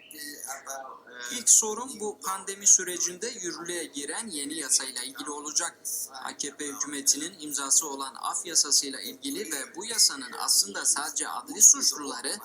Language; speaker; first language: Turkish; native; Turkish